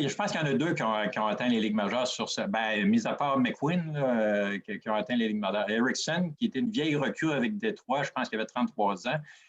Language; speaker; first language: French; native; French